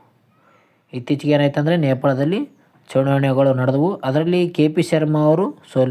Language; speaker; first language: Kannada; native; Kannada